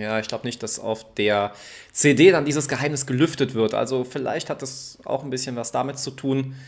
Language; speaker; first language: German; native; German